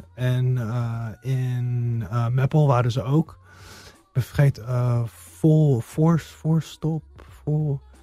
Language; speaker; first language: Dutch; early bilingual, heritage; Dutch